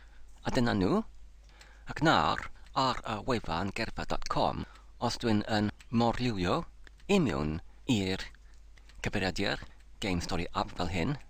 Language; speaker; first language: Welsh; non-native, learner; English